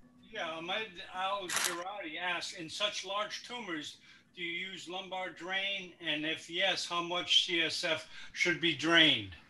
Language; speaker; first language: English; native; English